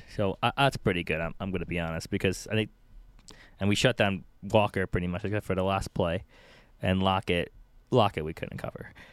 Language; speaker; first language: English; native; English